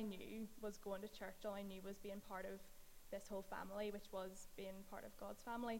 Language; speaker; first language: English; native; English